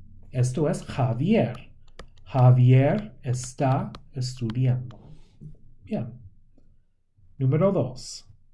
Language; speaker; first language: Spanish; non-native, fluent; English